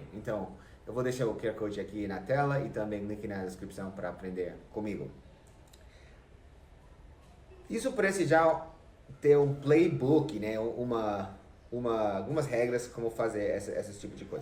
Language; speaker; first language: Portuguese; non-native, fluent; English